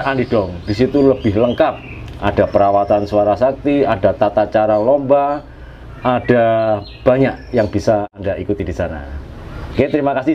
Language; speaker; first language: Indonesian; native; Indonesian